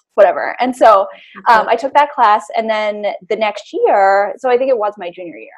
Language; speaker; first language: English; native; English